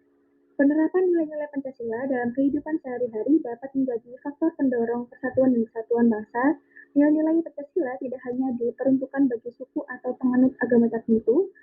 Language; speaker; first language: Indonesian; native; Indonesian